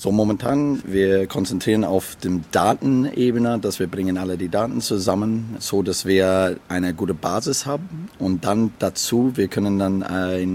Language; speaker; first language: German; non-native, learner; English